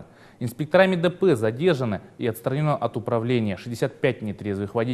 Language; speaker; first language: Russian; native; Russian